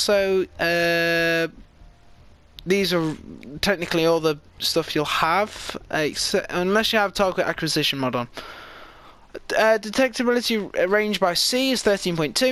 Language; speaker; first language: English; native; English